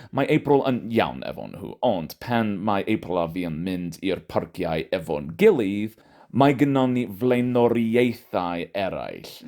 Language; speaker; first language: Welsh; non-native, fluent; English